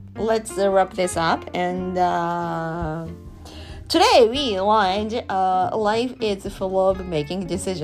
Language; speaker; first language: English; non-native, learner; Japanese